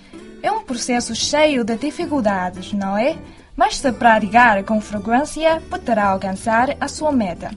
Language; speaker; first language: Portuguese; non-native, fluent; Chinese